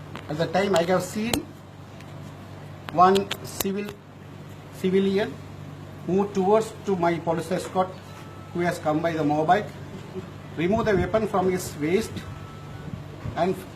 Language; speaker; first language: English; non-native, local second language; Tamil